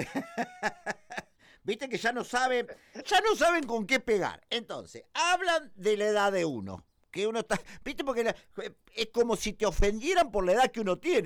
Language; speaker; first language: Spanish; native; Spanish